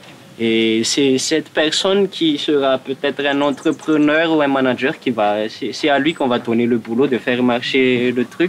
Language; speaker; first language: French; non-native, local second language; Malagasy